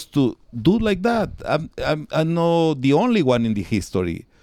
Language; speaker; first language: English; non-native, learner; Spanish